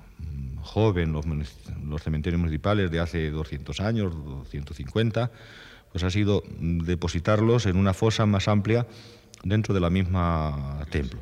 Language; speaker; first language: Spanish; native; Spanish